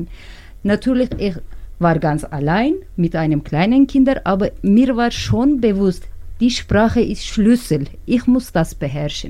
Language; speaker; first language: German; non-native, learner; Turkish